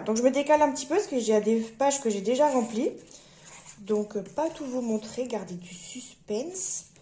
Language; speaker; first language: French; native; French